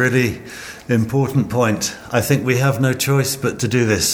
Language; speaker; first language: English; native; English